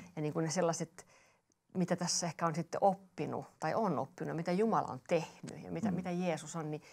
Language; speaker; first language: Finnish; native; Finnish